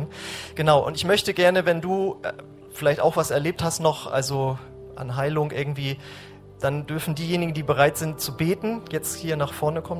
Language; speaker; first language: German; native; German